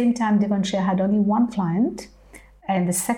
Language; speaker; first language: English; non-native, fluent; French